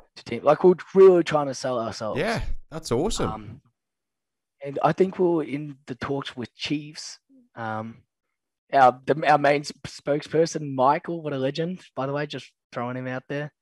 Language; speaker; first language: English; native; English